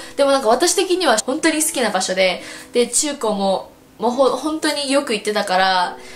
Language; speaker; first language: Japanese; early bilingual, heritage; Japanese